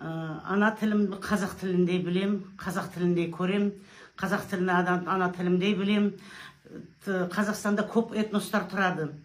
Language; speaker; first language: Kazakh; non-native, local second language; Russian